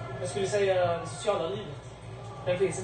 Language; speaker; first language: Swedish; non-native, fluent; Arabic